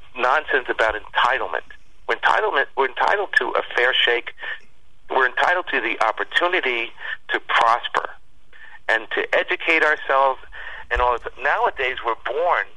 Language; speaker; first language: English; early bilingual, other home language; Spanish